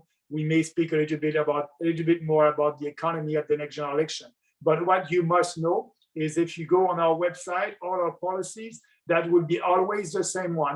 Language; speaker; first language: English; non-native, local second language; French